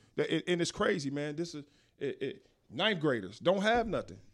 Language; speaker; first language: English; native; English